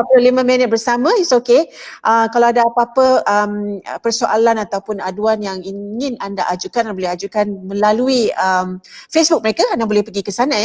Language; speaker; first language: Malay; native; Malay